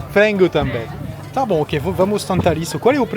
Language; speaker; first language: Portuguese; non-native, learner; French